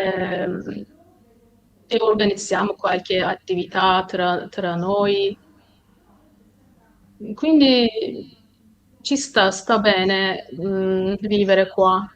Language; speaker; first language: Italian; non-native, fluent; Turkish